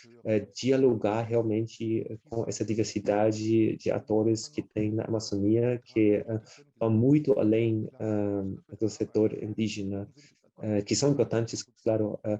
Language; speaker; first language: Portuguese; non-native, fluent; German